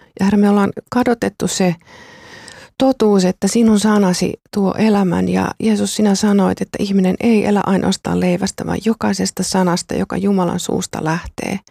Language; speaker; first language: Finnish; native; Finnish